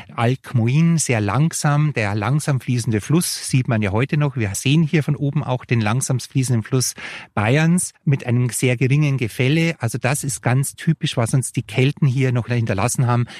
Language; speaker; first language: German; native; German